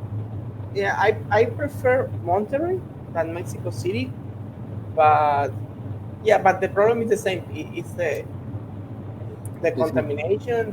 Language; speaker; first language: English; non-native, learner; Spanish